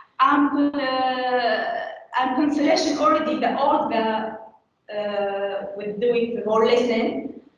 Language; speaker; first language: English; non-native, learner; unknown